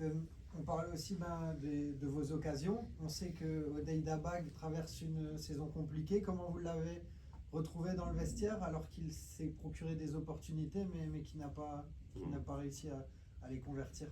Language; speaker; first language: French; native; French